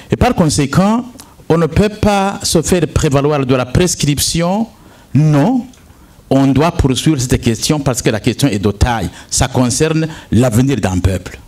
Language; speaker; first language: French; non-native, local second language; Rundi